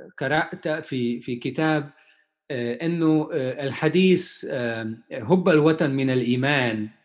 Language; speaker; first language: Arabic; non-native, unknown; Hungarian